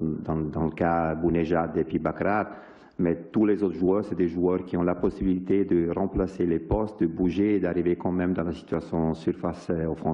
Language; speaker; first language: Italian; non-native, learner; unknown